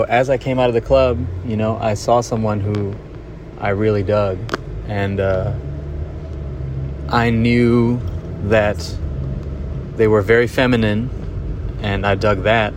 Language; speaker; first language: English; non-native, local second language; Hindi